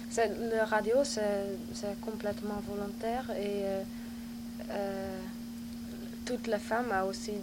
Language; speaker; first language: French; non-native, learner; Dutch